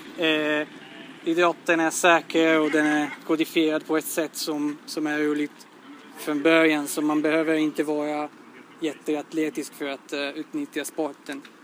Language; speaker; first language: Swedish; non-native, fluent; Italian